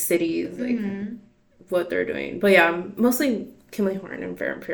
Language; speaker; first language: English; early bilingual, other home language; Spanish